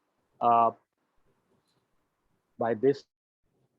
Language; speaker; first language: English; non-native, learner; Hindi